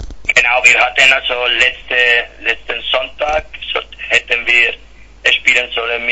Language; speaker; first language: German; non-native, fluent; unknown